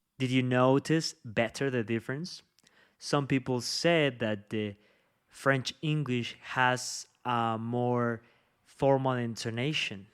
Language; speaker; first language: English; non-native, fluent; Spanish